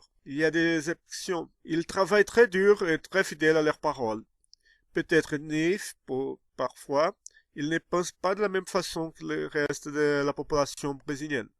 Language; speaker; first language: French; non-native, fluent; Portuguese